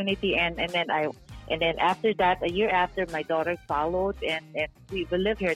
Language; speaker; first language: English; non-native, local second language; Filipino